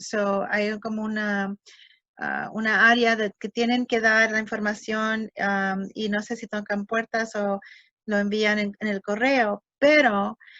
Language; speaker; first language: Spanish; early bilingual, heritage; English